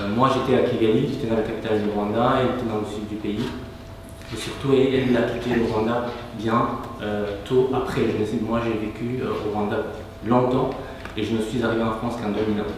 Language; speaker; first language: French; non-native, local second language; Kinyarwanda